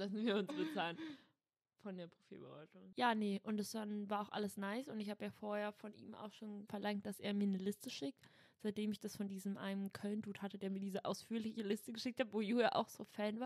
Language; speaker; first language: German; native; German